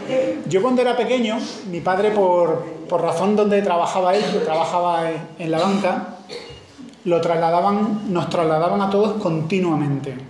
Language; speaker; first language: Spanish; native; Spanish